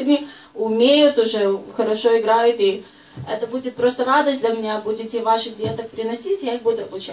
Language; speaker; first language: Russian; early bilingual, heritage; Russian